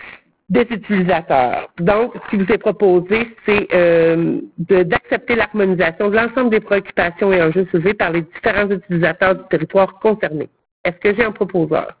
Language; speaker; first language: French; native; French